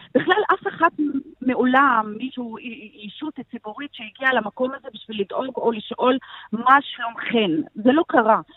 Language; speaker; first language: Hebrew; non-native, local second language; Arabic